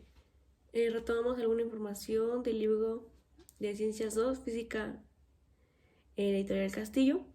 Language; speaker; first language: Spanish; native; Spanish